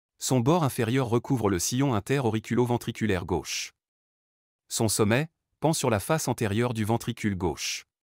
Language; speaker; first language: French; non-native, local second language; Arabic